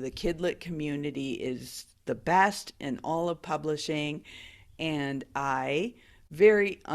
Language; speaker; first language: English; native; English